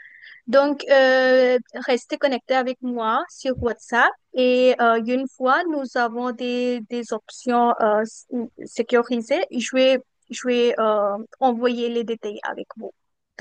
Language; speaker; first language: French; non-native, fluent; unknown